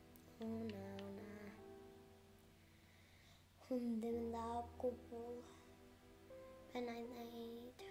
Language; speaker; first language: Welsh; non-native, local second language; English